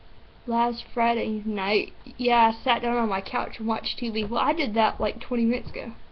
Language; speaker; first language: English; native; English